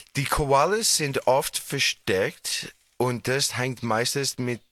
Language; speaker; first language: German; non-native, fluent; English